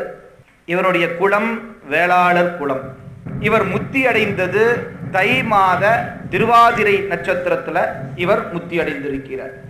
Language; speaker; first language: Tamil; native; Tamil